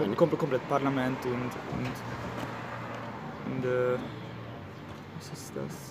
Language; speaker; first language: German; non-native, learner; Hungarian